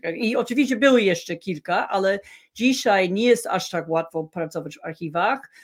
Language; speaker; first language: Polish; non-native, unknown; English